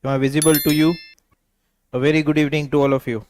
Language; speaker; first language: English; non-native, local second language; Gujarati